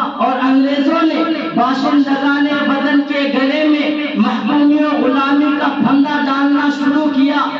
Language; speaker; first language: Urdu; non-native, local second language; Bangla